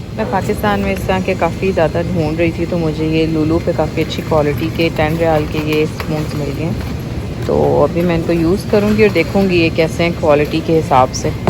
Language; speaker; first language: Urdu; native; Urdu